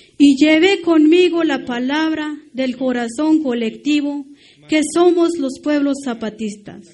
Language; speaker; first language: Spanish; non-native, local second language; Tzotzil